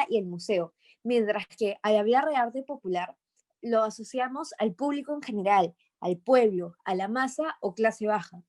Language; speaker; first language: Spanish; native; Spanish